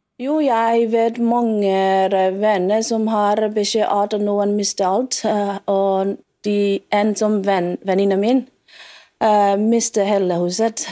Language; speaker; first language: Norwegian; non-native, learner; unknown